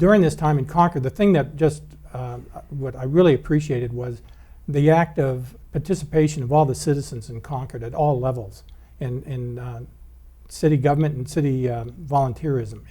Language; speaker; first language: English; native; English